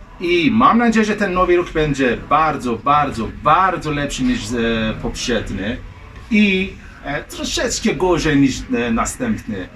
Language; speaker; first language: Polish; non-native, learner; Persian